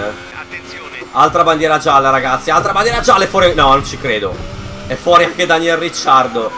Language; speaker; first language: Italian; native; Italian